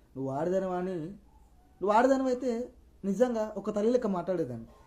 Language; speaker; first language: Telugu; native; Telugu